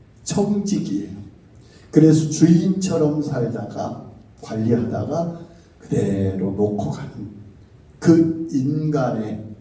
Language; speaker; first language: Korean; native; Korean